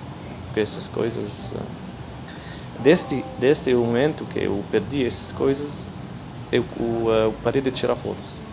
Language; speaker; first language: Portuguese; non-native, learner; Arabic